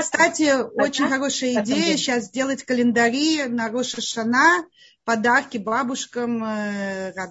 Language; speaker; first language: Russian; native; Russian